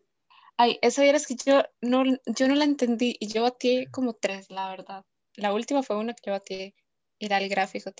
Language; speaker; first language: Spanish; native; Spanish